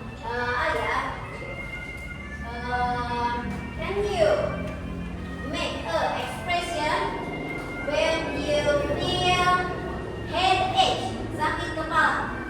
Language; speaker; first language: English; non-native, learner; Indonesian